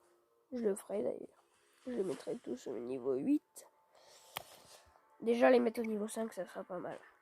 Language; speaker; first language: French; native; French